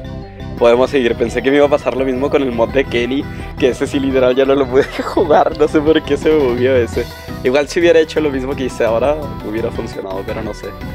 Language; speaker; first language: Spanish; native; Spanish